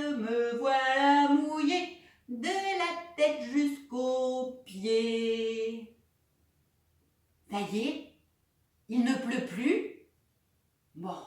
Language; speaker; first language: French; native; French